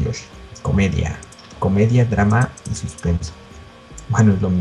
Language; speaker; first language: Spanish; native; Spanish